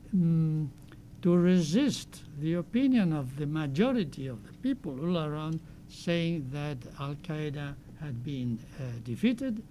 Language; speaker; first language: English; non-native, fluent; Spanish